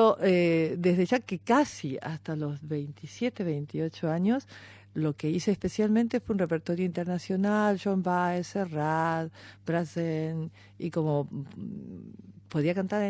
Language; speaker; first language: Spanish; native; Spanish